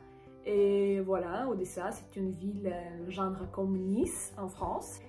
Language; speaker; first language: French; non-native, fluent; Ukrainian